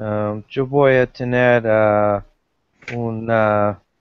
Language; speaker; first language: Spanish; non-native, learner; English